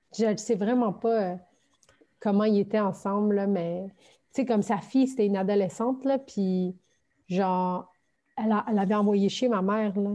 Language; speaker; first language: French; early bilingual, other home language; Turkish